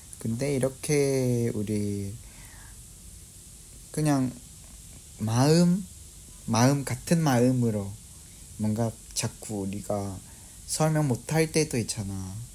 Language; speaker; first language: Korean; non-native, fluent; Vietnamese